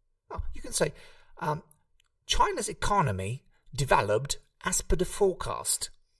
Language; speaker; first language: English; non-native, fluent; Hungarian